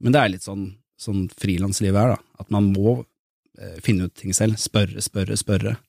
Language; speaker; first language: Norwegian; native; Norwegian